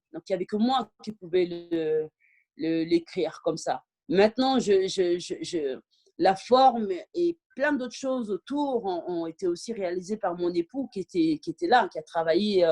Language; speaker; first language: French; early bilingual, other home language; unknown